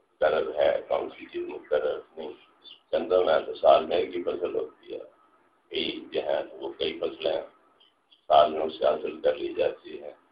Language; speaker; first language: Urdu; non-native, local second language; Punjabi